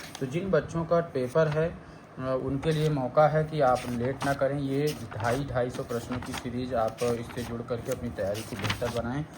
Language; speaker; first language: Hindi; native; Hindi